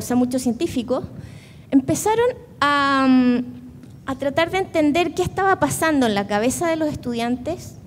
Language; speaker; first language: Spanish; native; Spanish